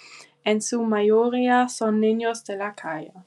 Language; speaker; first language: Spanish; non-native, learner; German